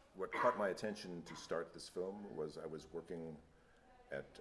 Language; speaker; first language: English; native; English